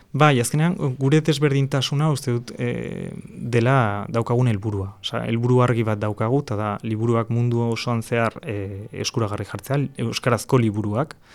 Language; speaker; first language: Basque; non-native, fluent; Catalan